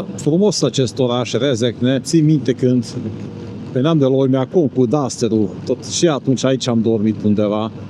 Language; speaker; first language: Romanian; non-native, local second language; Hungarian